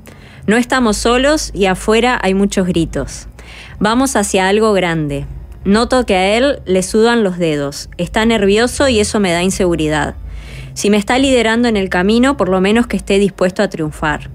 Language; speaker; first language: Spanish; native; Spanish